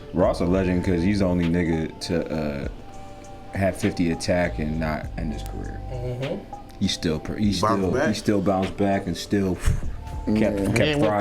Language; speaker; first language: English; native; English